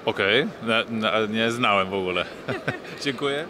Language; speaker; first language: Polish; non-native, learner; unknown